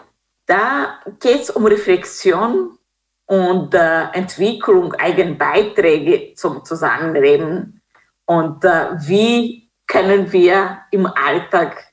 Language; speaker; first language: German; non-native, fluent; Kinyarwanda